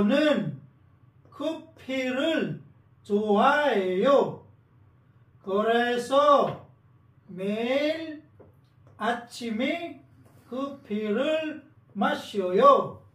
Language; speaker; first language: Korean; non-native, fluent; Filipino